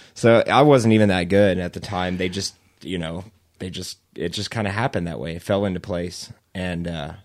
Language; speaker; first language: English; native; English